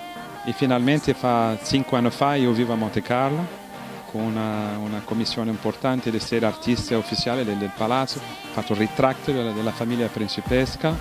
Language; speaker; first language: Italian; non-native, fluent; Portuguese